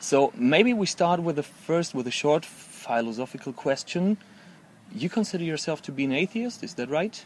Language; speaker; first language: English; non-native, fluent; German